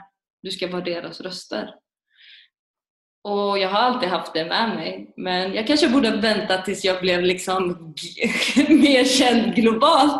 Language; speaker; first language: Swedish; early bilingual, other home language; Persian